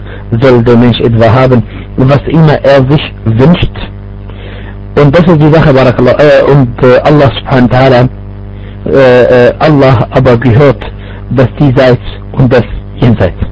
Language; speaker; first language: German; non-native, fluent; Arabic